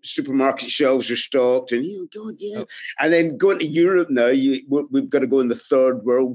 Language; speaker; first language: English; native; English